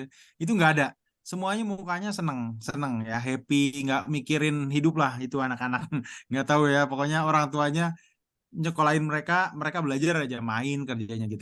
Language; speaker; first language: Indonesian; native; Indonesian